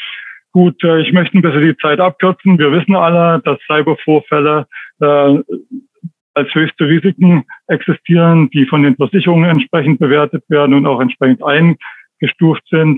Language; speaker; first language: German; native; German